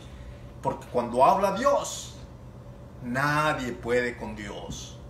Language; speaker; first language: Spanish; native; Spanish